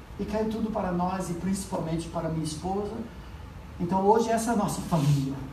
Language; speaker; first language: Portuguese; non-native, fluent; English